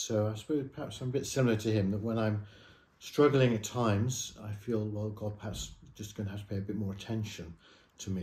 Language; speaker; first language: English; native; English